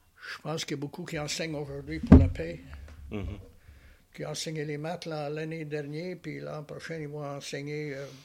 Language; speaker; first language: French; native; French